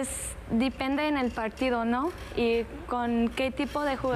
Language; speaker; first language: Spanish; early bilingual, heritage; English